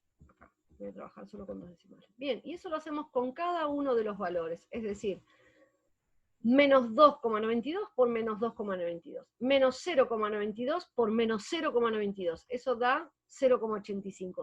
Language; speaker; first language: Spanish; native; Spanish